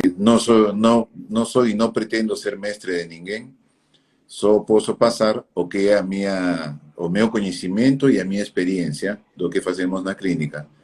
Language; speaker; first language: Portuguese; non-native, fluent; Spanish